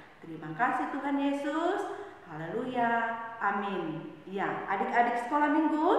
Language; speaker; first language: Indonesian; native; Indonesian